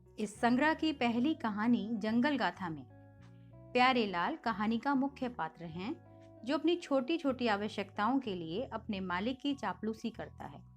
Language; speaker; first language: Hindi; native; Hindi